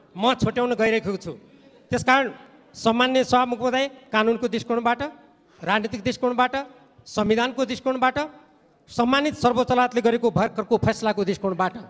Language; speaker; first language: Nepali; native; Nepali